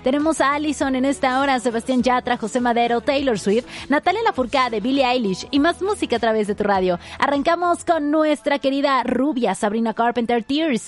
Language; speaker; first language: Spanish; native; Spanish